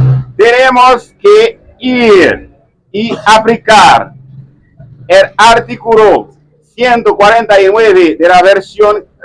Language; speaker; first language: Spanish; non-native, learner; Haitian Creole